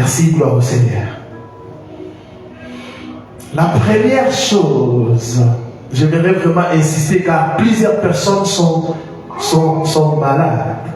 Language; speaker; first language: French; non-native, local second language; Lingala